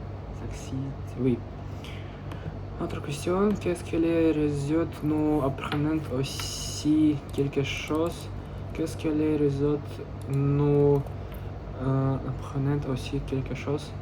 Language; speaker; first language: French; non-native, learner; Russian